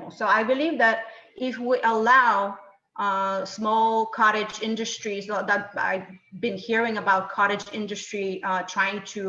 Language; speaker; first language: English; non-native, fluent; Bulgarian